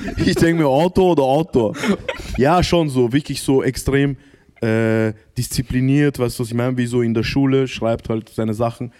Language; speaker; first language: German; early bilingual, other home language; Arabic